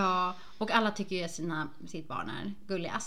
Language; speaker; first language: Swedish; native; Swedish